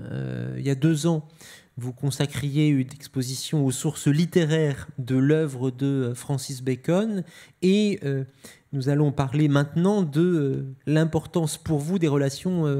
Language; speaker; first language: French; native; French